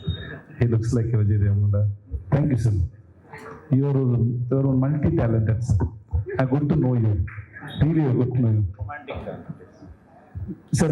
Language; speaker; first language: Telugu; non-native, learner; Tamil